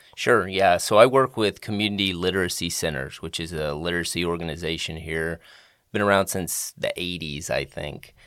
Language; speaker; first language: English; native; English